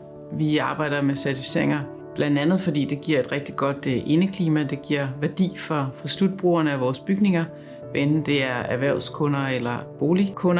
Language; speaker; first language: Danish; native; Danish